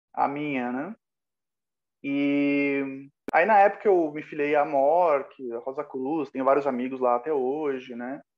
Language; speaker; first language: Portuguese; native; Portuguese